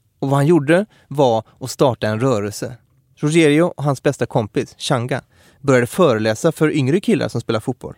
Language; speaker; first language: Swedish; native; Swedish